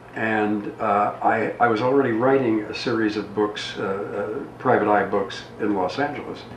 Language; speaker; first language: English; native; English